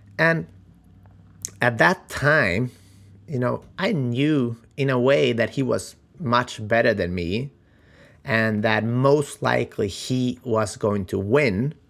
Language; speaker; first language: English; non-native, fluent; Macedonian